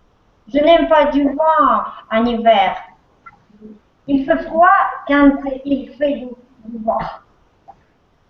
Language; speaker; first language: French; non-native, learner; Russian